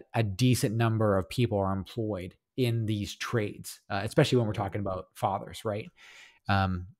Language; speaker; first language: English; native; English